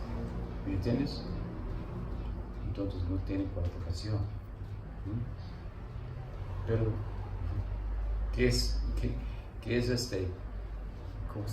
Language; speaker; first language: Spanish; non-native, learner; English